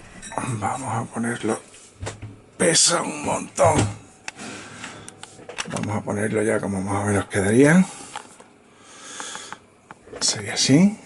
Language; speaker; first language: Spanish; native; Spanish